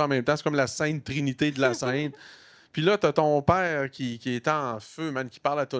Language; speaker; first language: French; native; French